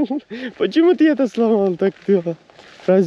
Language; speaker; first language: Russian; non-native, local second language; Kyrgyz